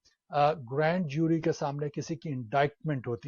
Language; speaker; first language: Urdu; native; Urdu